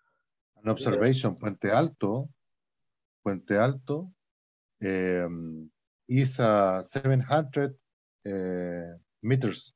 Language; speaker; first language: English; non-native, learner; Spanish